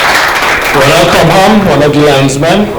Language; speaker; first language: English; native; English